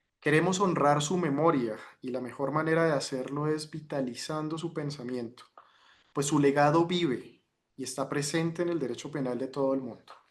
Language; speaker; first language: Spanish; native; Spanish